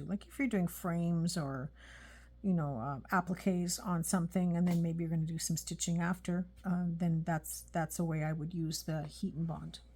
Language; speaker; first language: English; native; English